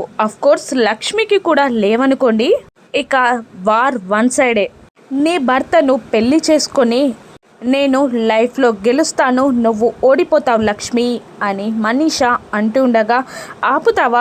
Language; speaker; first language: Telugu; native; Telugu